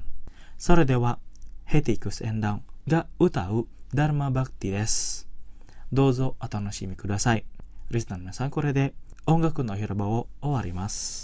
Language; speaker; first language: Japanese; non-native, fluent; Indonesian